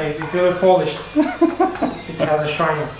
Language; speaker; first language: English; non-native, learner; Turkish